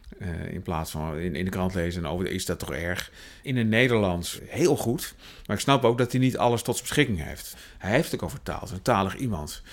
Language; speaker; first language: Dutch; native; Dutch